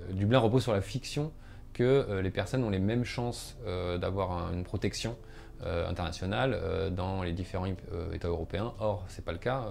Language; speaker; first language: French; native; French